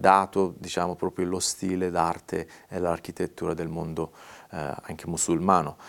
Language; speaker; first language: Italian; non-native, fluent; Persian